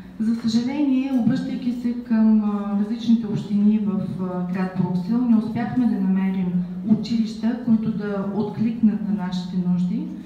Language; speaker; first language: Bulgarian; native; Bulgarian